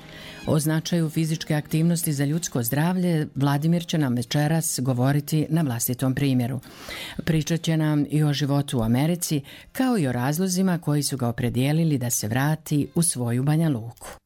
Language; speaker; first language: Serbian; native; Serbian